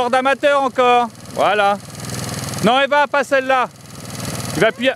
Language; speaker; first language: French; native; French